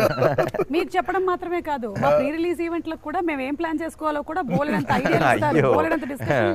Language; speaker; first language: Telugu; native; Telugu